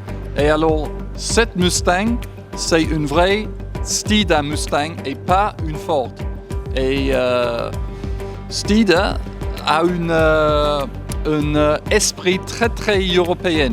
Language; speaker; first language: French; non-native, fluent; English